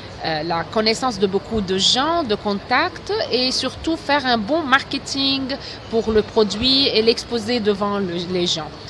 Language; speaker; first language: French; non-native, local second language; Arabic